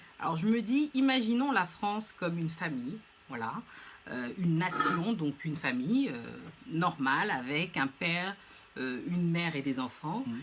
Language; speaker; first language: French; non-native, local second language; Fula